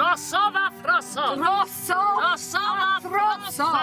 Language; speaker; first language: Welsh; non-native, learner; English